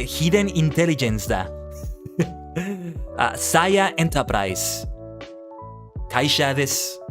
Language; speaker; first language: Japanese; non-native, learner; English